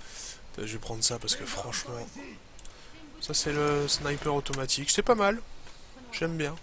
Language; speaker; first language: French; native; French